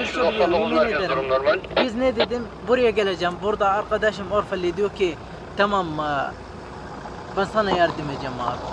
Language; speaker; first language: Turkish; non-native, learner; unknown